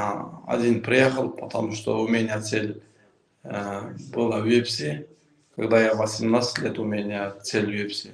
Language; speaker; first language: Russian; non-native, local second language; Kyrgyz